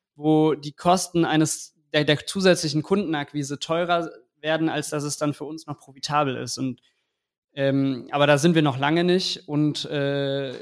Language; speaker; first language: German; native; German